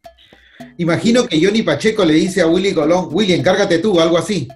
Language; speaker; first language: Spanish; native; Spanish